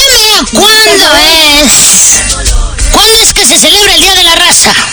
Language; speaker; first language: Spanish; native; Spanish